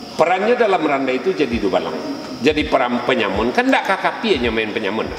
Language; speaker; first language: Malay; non-native, local second language; Minangkabau